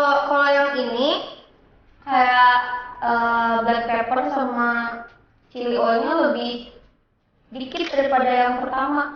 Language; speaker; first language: Indonesian; early bilingual, other home language; Japanese